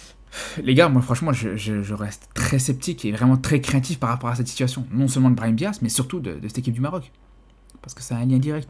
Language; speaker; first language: French; native; French